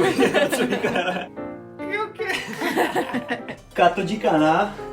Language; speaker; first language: Japanese; non-native, learner; Serbian